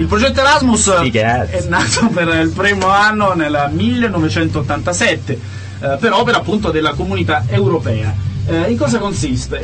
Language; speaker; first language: Italian; native; Italian